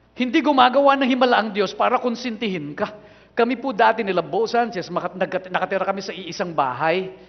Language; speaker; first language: Filipino; non-native, local second language; Cebuano